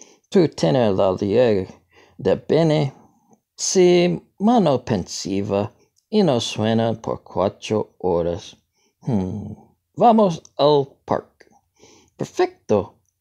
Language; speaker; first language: Spanish; non-native, learner; English